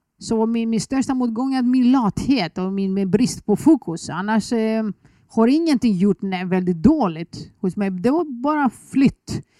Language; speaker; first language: Swedish; non-native, fluent; Greek